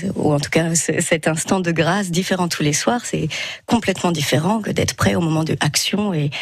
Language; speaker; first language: French; native; French